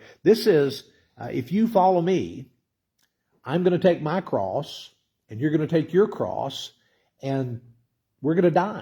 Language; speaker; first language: English; native; English